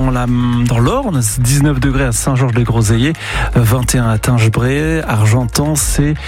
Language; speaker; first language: French; native; French